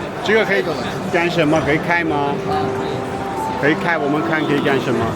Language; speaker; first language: Chinese; non-native, learner; Persian